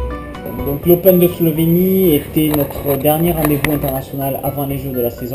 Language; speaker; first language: French; native; French